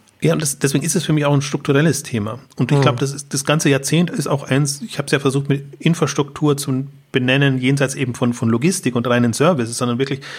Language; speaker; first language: German; native; German